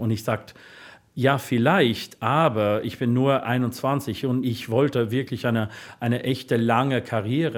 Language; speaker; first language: German; non-native, learner; English